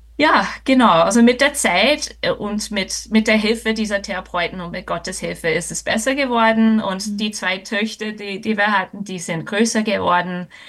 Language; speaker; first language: German; non-native, fluent; English